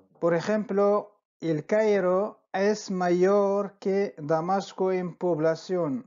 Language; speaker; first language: Spanish; non-native, fluent; Arabic